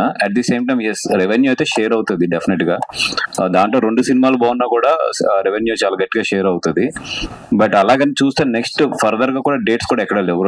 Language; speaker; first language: Telugu; native; Telugu